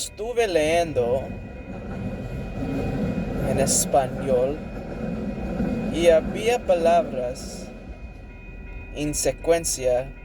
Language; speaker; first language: Spanish; early bilingual, heritage; English